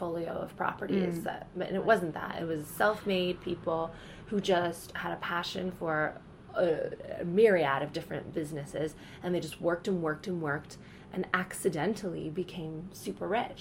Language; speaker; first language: English; native; English